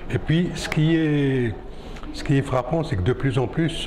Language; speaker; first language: French; non-native, local second language; Arabic